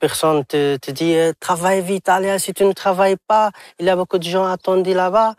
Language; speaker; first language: French; non-native, local second language; Arabic